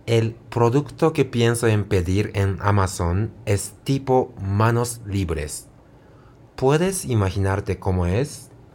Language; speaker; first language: Spanish; non-native, fluent; Japanese